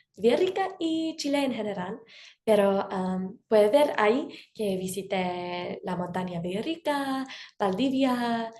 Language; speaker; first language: Spanish; non-native, fluent; English